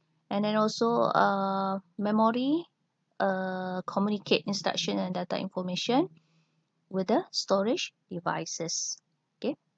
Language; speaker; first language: English; non-native, local second language; Malay